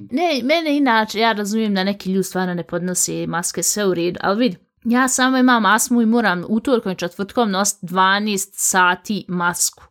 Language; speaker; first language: Bosnian; early bilingual, heritage; Bosnian